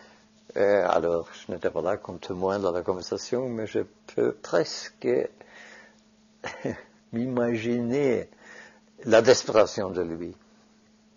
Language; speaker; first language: French; non-native, fluent; Norwegian